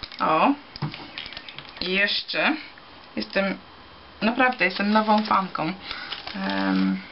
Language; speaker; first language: Polish; early bilingual, heritage; Polish